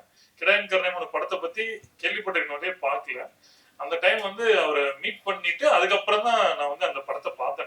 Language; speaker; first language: Tamil; native; Tamil